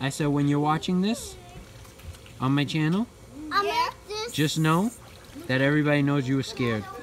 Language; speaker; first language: English; native; English